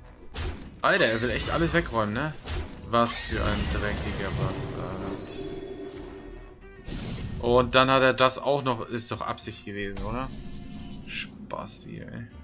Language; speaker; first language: German; native; German